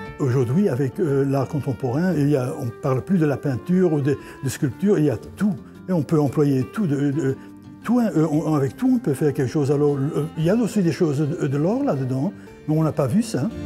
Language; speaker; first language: French; non-native, fluent; Dutch